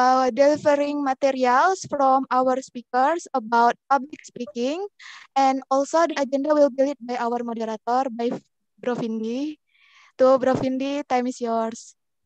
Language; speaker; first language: English; non-native, fluent; Indonesian